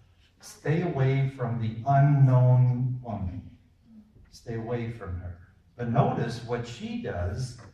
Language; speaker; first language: English; native; English